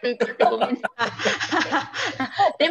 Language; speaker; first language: Japanese; non-native, learner; Indonesian